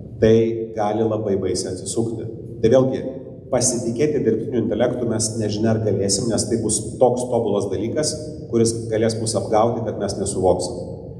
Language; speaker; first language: Lithuanian; non-native, local second language; Polish